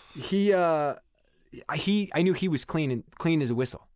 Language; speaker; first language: English; native; English